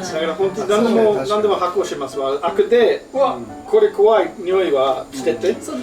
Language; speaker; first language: Japanese; non-native, learner; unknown